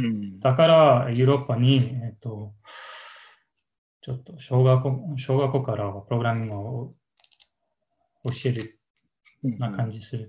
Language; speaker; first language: Japanese; non-native, learner; English